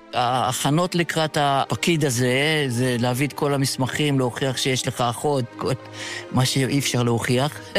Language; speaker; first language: Hebrew; early bilingual, other home language; Yiddish